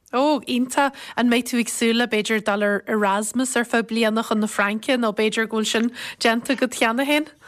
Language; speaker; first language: Irish; native; Irish